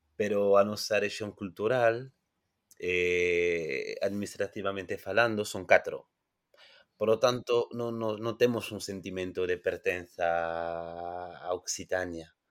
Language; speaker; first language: Galician; non-native, fluent; French